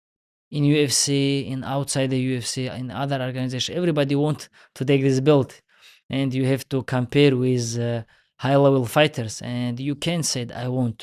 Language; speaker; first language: English; non-native, learner; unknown